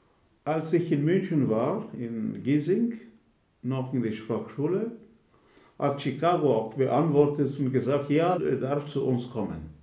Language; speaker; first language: German; non-native, fluent; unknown